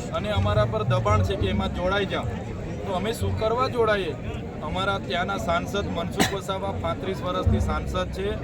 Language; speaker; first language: Gujarati; non-native, local second language; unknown